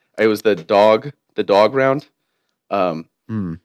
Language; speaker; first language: English; native; English